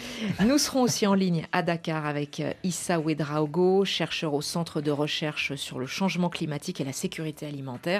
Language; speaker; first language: French; native; French